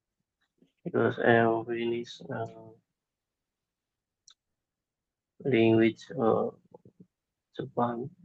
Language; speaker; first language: English; non-native, learner; Indonesian